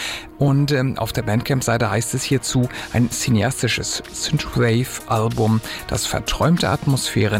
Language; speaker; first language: German; native; German